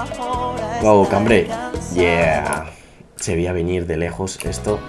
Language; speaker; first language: Spanish; native; Spanish